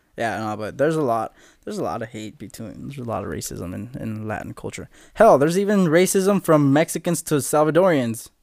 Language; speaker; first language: English; early bilingual, other home language; Spanish